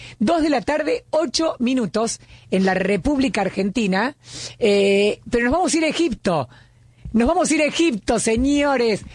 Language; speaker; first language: Spanish; native; Spanish